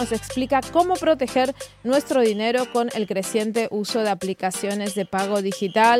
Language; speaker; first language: Spanish; native; Spanish